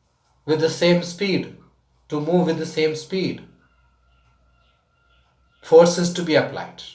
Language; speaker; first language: English; non-native, local second language; Tamil